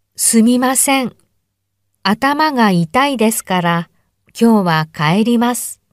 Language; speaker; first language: Japanese; native; Japanese